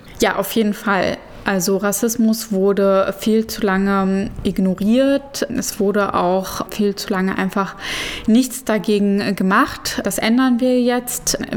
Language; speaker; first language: German; early bilingual, other home language; Arabic